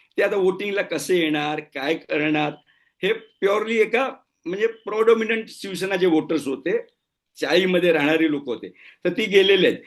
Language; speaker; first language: Marathi; non-native, local second language; Gujarati